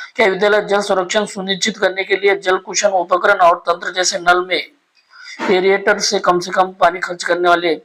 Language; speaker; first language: Hindi; non-native, local second language; Marathi